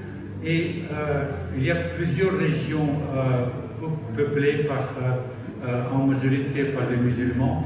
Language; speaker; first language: French; non-native, fluent; Russian